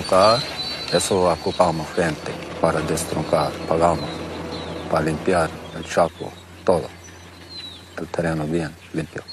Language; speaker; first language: Spanish; non-native, local second language; Plautdietsch